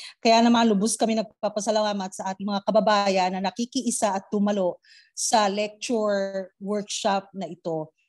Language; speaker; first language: Filipino; non-native, local second language; Cebuano